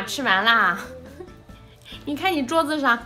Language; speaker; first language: Chinese; native; Chinese